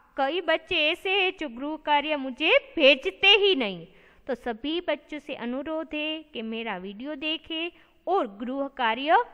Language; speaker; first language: Hindi; non-native, local second language; Gujarati